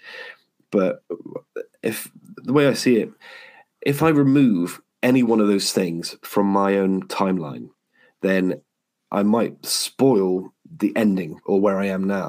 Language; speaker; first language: English; native; English